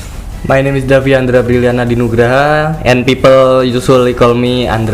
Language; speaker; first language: English; non-native, learner; Indonesian